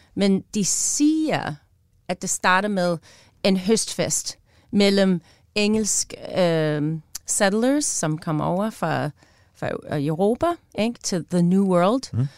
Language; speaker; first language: Danish; non-native, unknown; English